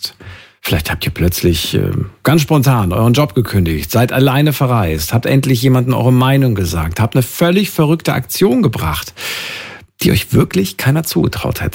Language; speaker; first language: German; native; German